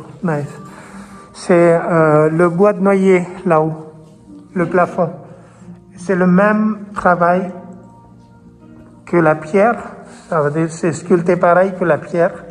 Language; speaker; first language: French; non-native, fluent; Hindi